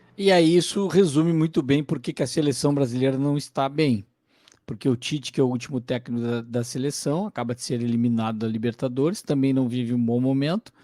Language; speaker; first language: Portuguese; native; Portuguese